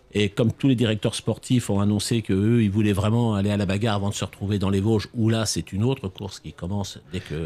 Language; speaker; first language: French; native; French